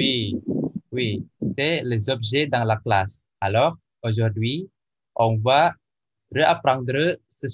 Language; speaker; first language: French; non-native, learner; Indonesian